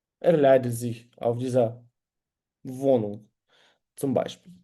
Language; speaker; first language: German; non-native, learner; Ukrainian